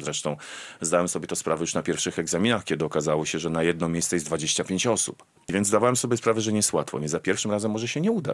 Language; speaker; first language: Polish; native; Polish